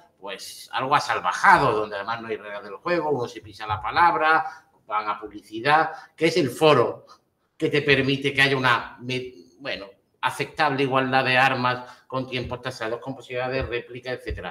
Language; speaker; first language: Spanish; native; Spanish